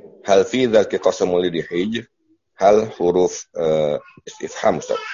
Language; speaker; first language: Arabic; non-native, learner; Indonesian